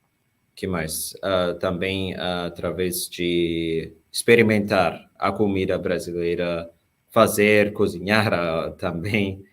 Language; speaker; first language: Portuguese; non-native, fluent; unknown